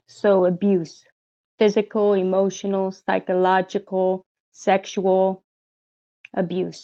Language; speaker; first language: English; native; English